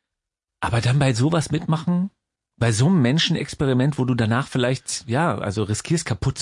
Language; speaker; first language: German; native; German